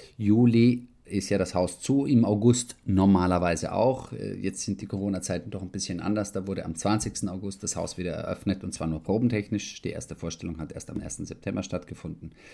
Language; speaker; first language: German; early bilingual, heritage; Italian